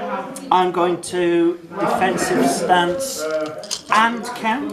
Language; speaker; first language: English; native; English